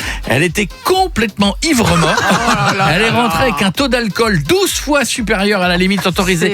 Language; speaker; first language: French; native; French